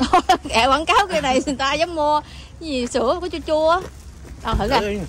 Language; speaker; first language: Vietnamese; native; Vietnamese